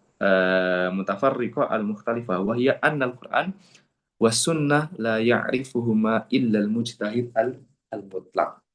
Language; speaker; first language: Arabic; non-native, fluent; Indonesian